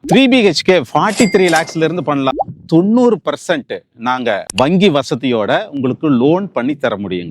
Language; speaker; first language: Tamil; native; Tamil